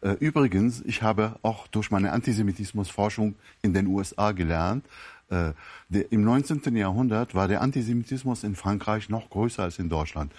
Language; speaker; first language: German; non-native, fluent; Arabic